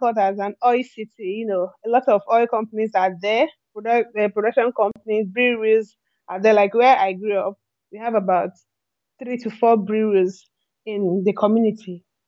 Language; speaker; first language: English; non-native, local second language; Igbo